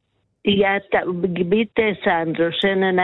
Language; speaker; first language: German; non-native, learner; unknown